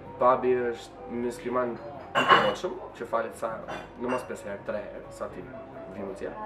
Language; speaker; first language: Albanian; native; Albanian